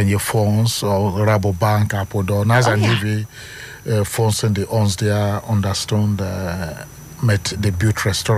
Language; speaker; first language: Dutch; non-native, learner; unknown